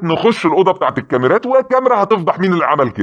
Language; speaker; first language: Arabic; native; Arabic